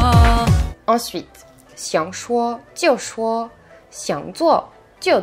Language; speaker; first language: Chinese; non-native, fluent; French